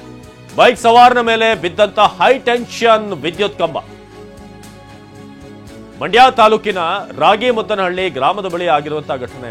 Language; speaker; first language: Kannada; native; Kannada